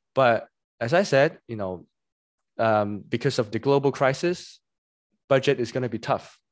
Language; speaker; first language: English; non-native, local second language; Cantonese